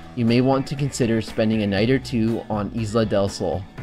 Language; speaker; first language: English; native; English